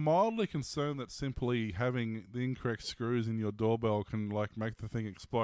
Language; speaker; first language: English; native; English